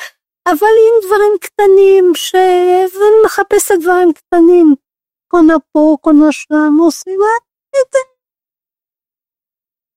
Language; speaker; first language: Hebrew; non-native, fluent; French